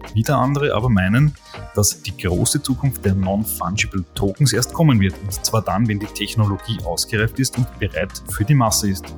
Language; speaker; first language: German; native; German